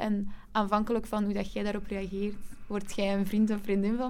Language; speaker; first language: Dutch; native; Dutch